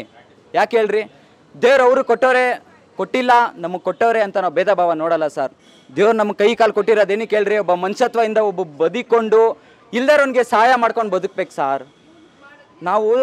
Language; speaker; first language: Kannada; native; Kannada